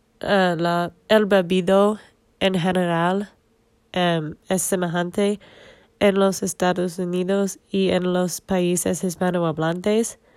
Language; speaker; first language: Spanish; non-native, learner; English